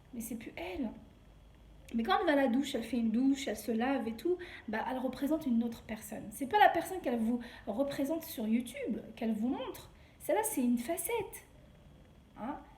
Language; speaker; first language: French; early bilingual, other home language; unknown